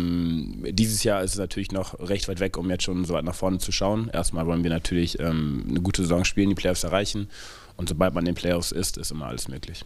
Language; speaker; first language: German; native; German